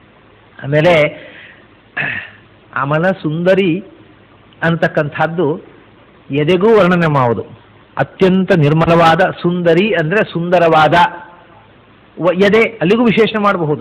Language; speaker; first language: Kannada; native; Kannada